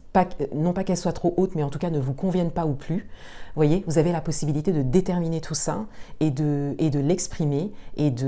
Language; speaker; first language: French; native; French